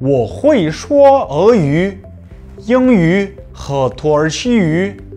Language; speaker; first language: Chinese; non-native, fluent; Kazakh